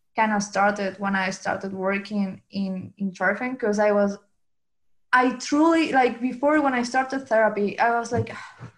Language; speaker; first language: English; non-native, fluent; Spanish